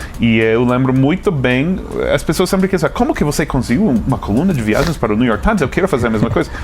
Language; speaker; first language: Portuguese; non-native, fluent; English